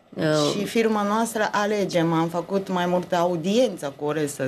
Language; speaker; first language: Romanian; non-native, learner; Japanese